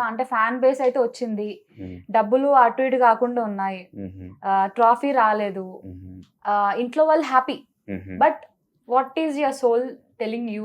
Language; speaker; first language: Telugu; native; Telugu